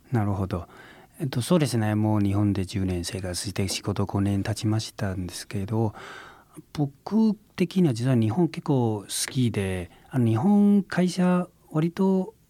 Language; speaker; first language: Japanese; non-native, fluent; Chinese